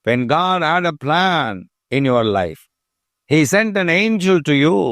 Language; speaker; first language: English; non-native, local second language; Tamil